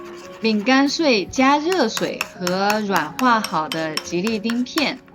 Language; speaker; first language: Chinese; native; Chinese